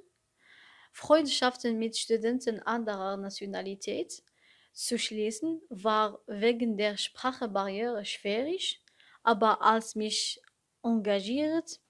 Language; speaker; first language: German; non-native, learner; Arabic